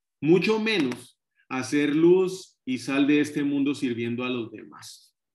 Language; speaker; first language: Spanish; native; Spanish